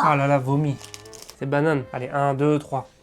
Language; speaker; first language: French; native; French